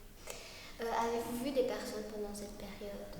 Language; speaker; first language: French; native; French